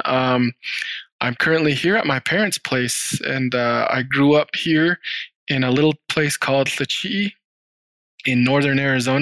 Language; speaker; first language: English; early bilingual, other home language; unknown